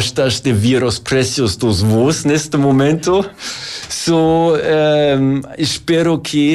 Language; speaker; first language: Portuguese; non-native, learner; German